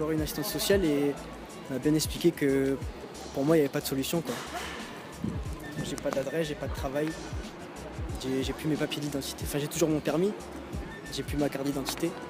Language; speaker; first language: French; native; French